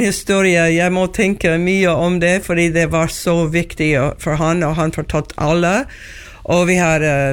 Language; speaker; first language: Norwegian; non-native, learner; English